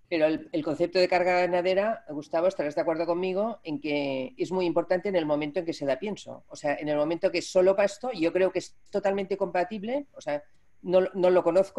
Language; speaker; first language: Spanish; native; Spanish